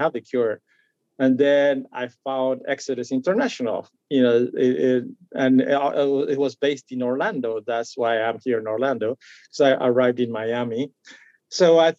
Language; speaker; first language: English; non-native, fluent; Spanish